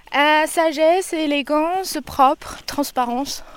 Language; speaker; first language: French; non-native, fluent; Chinese